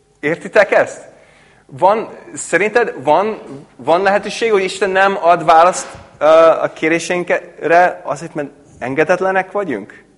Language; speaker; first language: Hungarian; non-native, fluent; English